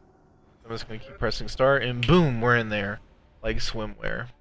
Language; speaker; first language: English; native; English